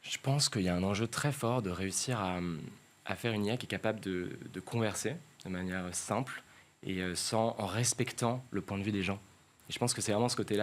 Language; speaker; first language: French; native; French